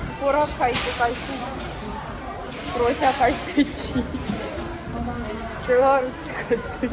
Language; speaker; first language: Korean; non-native, learner; Russian